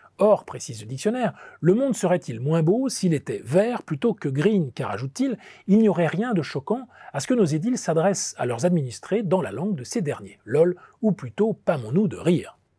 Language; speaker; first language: French; native; French